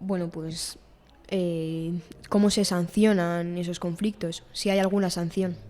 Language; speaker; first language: Spanish; native; Spanish